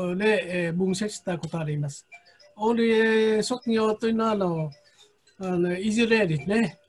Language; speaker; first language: Japanese; non-native, fluent; Vietnamese